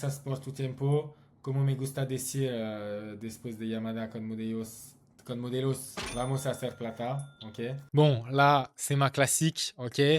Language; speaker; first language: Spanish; non-native, learner; French